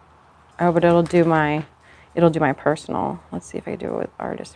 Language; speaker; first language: English; native; English